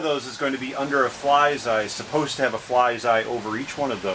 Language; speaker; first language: English; native; English